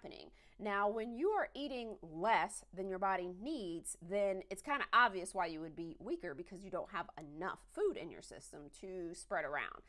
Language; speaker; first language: English; native; English